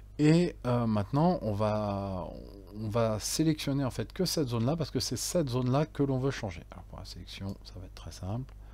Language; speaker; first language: French; native; French